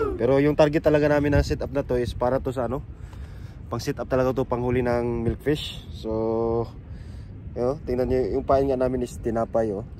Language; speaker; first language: Filipino; non-native, local second language; Cebuano